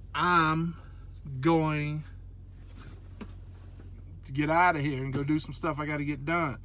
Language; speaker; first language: English; native; English